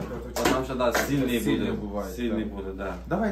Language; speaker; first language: Russian; non-native, learner; Turkish